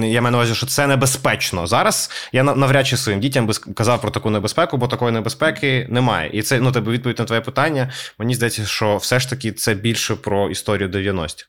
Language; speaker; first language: Ukrainian; native; Ukrainian